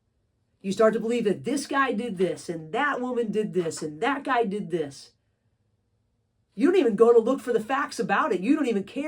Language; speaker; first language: English; native; English